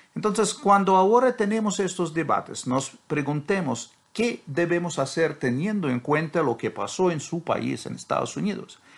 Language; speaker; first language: Spanish; non-native, fluent; Russian